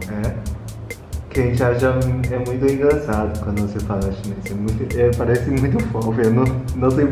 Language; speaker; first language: Portuguese; non-native, fluent; Chinese